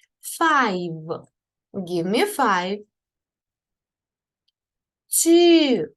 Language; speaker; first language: English; non-native, fluent; Ukrainian